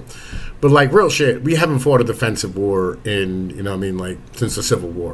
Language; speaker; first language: English; native; English